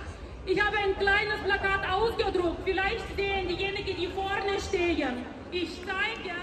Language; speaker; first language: German; non-native, fluent; Lithuanian